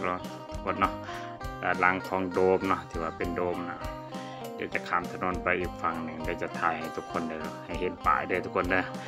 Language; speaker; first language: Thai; non-native, local second language; Lao